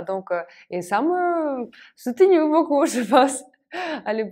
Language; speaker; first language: French; non-native, fluent; Russian